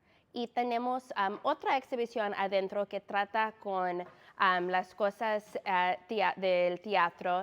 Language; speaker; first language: Spanish; non-native, fluent; English